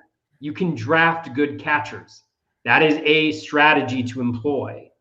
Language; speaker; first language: English; native; English